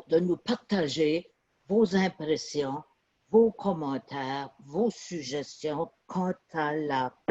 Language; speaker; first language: French; native; French